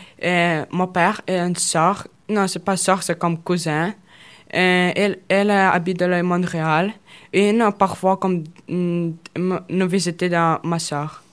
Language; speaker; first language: French; non-native, learner; Russian